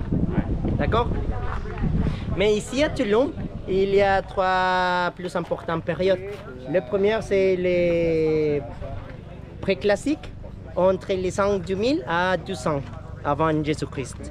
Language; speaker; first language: French; non-native, learner; Spanish